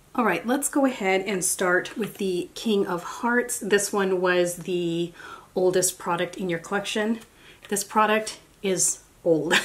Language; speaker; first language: English; native; English